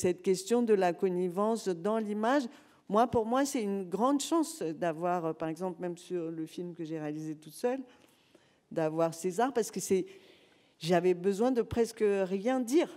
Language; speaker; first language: French; native; French